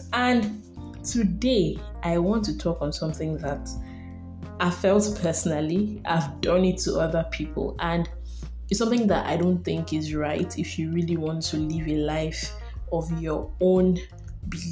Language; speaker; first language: English; non-native, local second language; Igbo